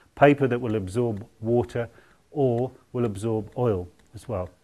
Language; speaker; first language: English; native; English